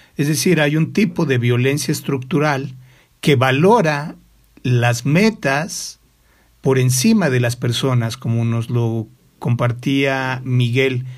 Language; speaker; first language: Spanish; native; Spanish